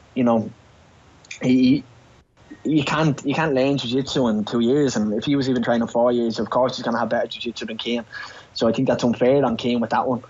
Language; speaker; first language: English; native; English